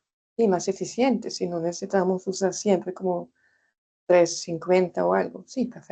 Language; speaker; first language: Spanish; non-native, fluent; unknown